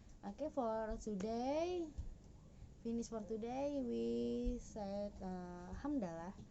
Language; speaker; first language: English; non-native, learner; Indonesian